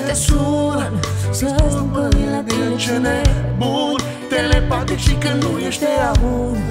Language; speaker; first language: Romanian; native; Romanian